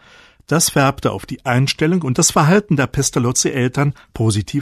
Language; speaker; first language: German; native; German